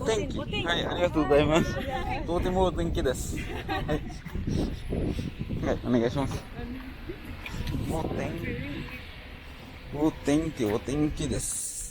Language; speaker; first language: Japanese; non-native, learner; Bangla